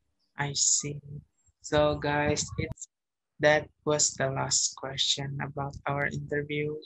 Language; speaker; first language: English; non-native, learner; Indonesian